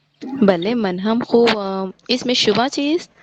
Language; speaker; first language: Persian; non-native, learner; Urdu